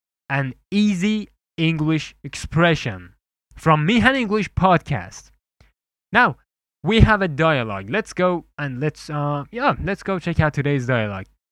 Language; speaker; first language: English; non-native, fluent; Persian